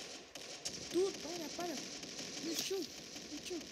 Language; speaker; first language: Spanish; early bilingual, other home language; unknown